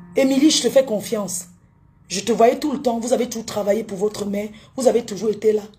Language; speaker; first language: French; native; French